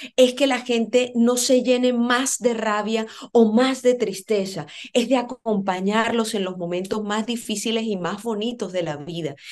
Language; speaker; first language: Spanish; native; Spanish